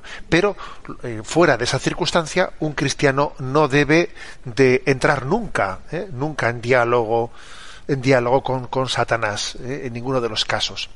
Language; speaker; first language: Spanish; native; Spanish